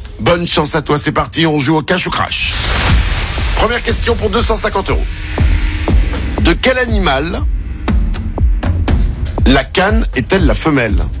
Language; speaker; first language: French; native; French